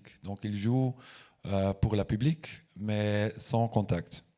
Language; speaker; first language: French; non-native, local second language; Dutch